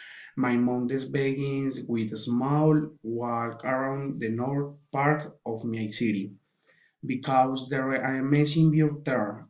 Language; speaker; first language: English; non-native, learner; Spanish